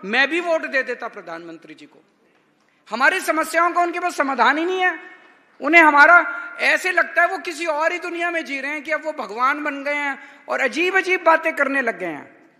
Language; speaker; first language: Hindi; native; Hindi